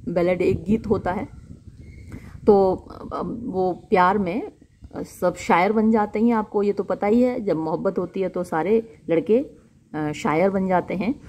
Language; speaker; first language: Hindi; native; Hindi